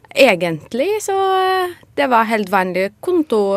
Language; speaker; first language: Norwegian; non-native, fluent; Arabic